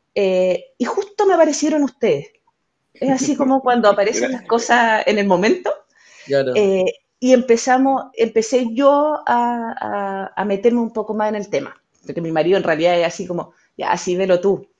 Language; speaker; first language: Spanish; native; Spanish